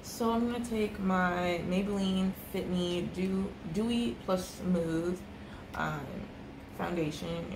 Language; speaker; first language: English; native; English